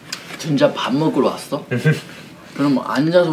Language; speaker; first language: Korean; non-native, fluent; Chinese